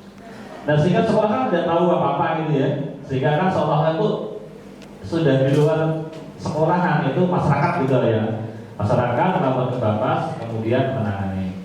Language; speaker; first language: Indonesian; native; Indonesian